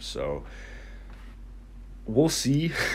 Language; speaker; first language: English; native; English